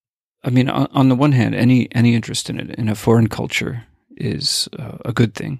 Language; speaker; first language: English; native; English